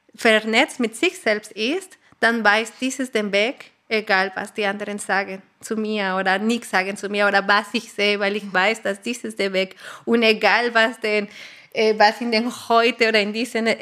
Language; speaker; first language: German; non-native, fluent; Spanish